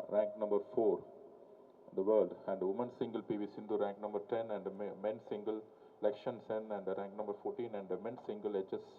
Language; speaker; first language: English; non-native, local second language; Tamil